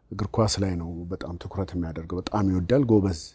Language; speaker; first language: Amharic; native; Amharic